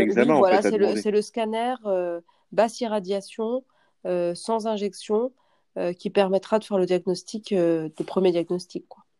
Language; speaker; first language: French; native; French